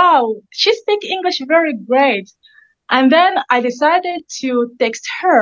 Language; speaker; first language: English; non-native, learner; French